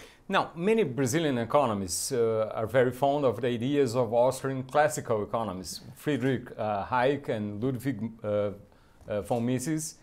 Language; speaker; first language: English; non-native, fluent; Portuguese